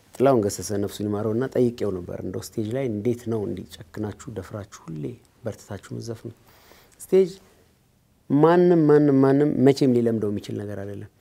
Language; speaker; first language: Amharic; native; Amharic